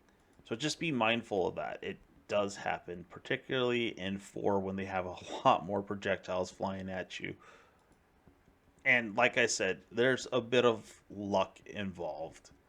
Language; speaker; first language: English; native; English